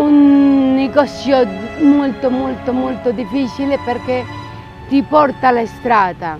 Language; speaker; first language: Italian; non-native, learner; Spanish